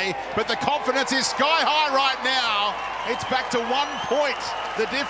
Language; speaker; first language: English; native; English